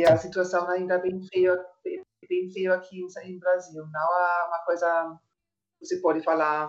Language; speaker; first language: Portuguese; non-native, fluent; German